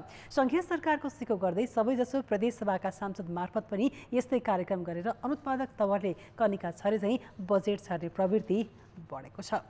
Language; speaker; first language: Nepali; native; Nepali